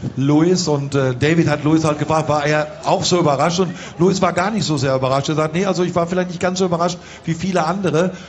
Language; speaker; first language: German; native; German